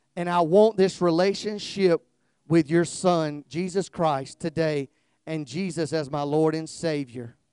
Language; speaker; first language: English; native; English